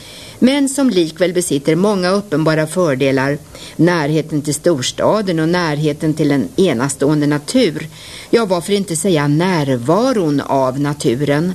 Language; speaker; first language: Swedish; native; Swedish